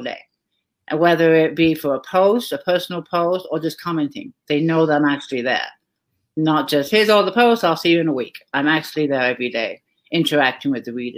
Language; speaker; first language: English; native; English